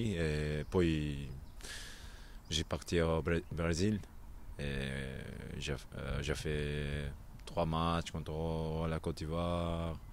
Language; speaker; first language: French; non-native, learner; Japanese